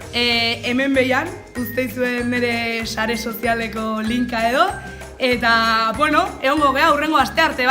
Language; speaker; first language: Basque; native; Basque